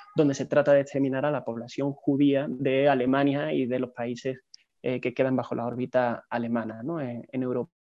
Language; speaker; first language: Spanish; native; Spanish